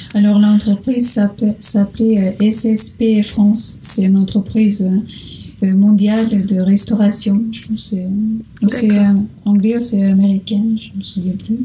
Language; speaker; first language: French; non-native, learner; Portuguese